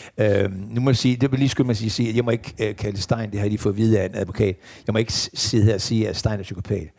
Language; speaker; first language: Danish; native; Danish